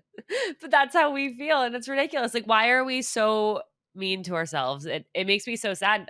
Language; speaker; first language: English; native; English